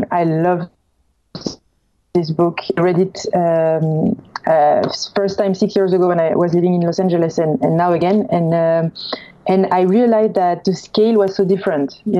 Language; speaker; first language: English; non-native, fluent; French